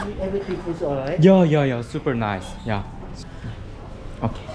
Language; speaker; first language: English; non-native, learner; Korean